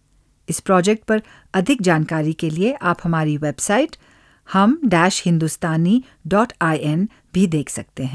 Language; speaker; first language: Hindi; native; Hindi